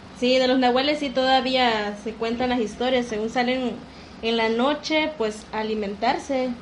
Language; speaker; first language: Spanish; native; Spanish